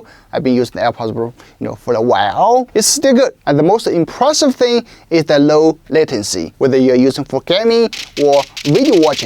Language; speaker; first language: English; non-native, local second language; Chinese